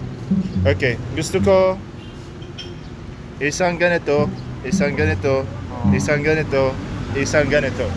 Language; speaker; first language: Filipino; non-native, learner; Arabic